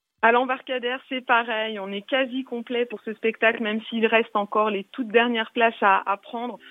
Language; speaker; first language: French; native; French